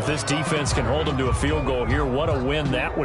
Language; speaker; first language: English; native; English